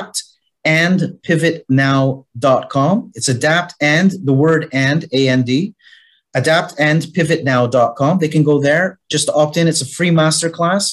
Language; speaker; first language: English; native; English